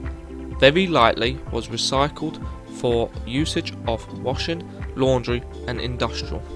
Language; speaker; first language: English; non-native, fluent; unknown